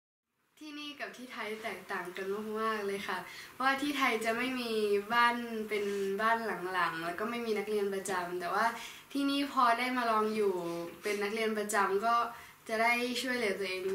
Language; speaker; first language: Thai; native; Thai